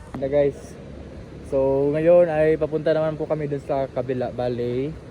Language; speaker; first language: Filipino; non-native, local second language; Cebuano